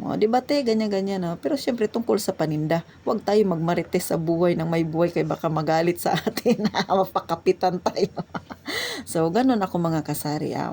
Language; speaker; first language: Filipino; non-native, local second language; Cebuano